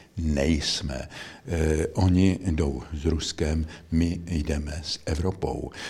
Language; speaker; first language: Czech; native; Czech